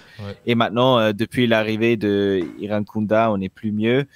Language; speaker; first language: French; non-native, local second language; German